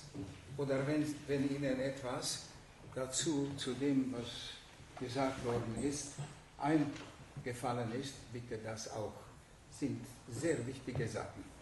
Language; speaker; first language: German; non-native, fluent; Hungarian